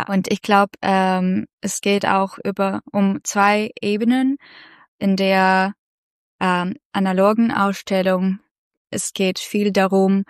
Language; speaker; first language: German; non-native, fluent; Russian